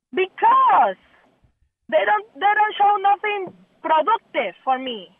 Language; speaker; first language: English; non-native, learner; Spanish